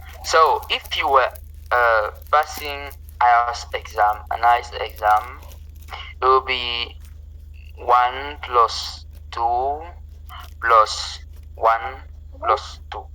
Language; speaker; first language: English; non-native, local second language; French